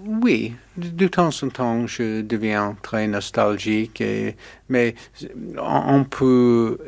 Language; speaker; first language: French; non-native, learner; English